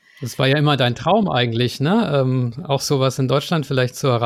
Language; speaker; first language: German; native; German